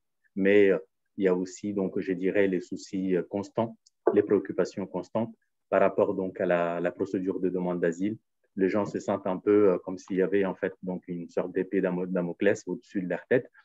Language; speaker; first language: French; native; French